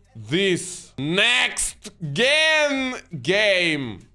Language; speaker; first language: English; non-native, learner; Russian